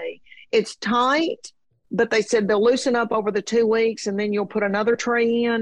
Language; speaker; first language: English; native; English